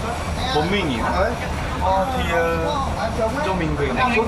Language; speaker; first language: Vietnamese; non-native, fluent; Korean